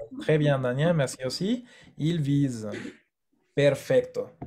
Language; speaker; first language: French; non-native, fluent; Spanish